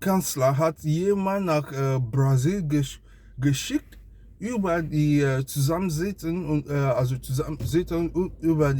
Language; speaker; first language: German; non-native, learner; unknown